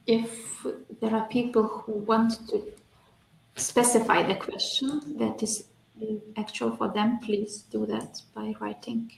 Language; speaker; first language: English; non-native, fluent; Lithuanian